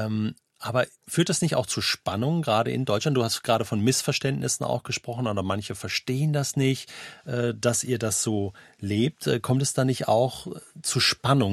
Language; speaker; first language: German; native; German